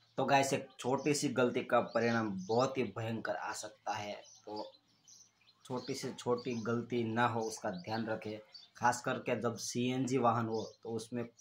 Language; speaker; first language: Hindi; non-native, local second language; Gujarati